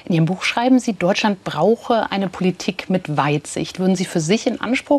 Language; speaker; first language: German; native; German